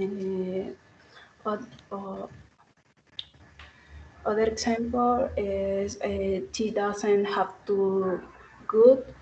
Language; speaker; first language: English; non-native, learner; Spanish